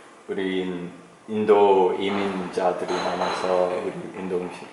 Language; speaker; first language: Korean; non-native, learner; English